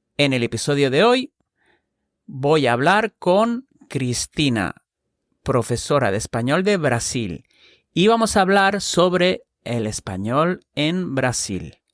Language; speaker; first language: Spanish; native; Spanish